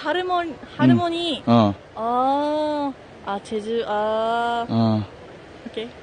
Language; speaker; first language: Korean; non-native, learner; Japanese